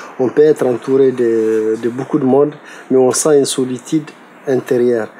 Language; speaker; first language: French; non-native, local second language; Tamasheq